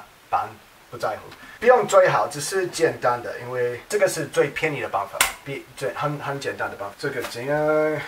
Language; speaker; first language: Chinese; non-native, learner; English